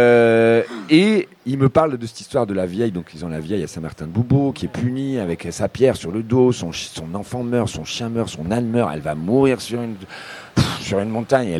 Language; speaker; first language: French; native; French